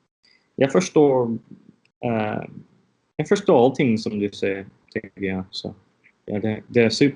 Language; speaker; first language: Swedish; non-native, learner; English